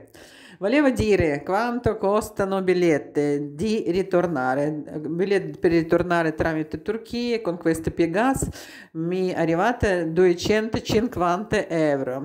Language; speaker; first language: Italian; non-native, learner; Russian